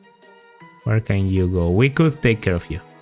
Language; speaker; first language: English; non-native, fluent; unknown